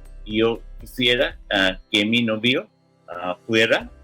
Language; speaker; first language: Spanish; non-native, learner; English